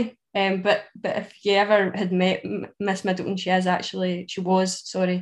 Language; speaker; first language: English; native; English